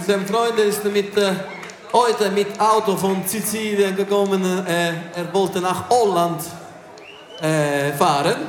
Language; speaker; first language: German; non-native, learner; Italian